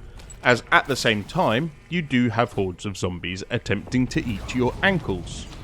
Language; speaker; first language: English; native; English